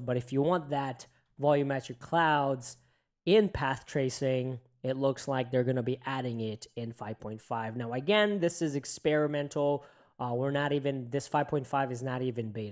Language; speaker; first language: English; native; English